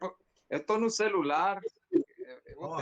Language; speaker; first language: Portuguese; non-native, fluent; Spanish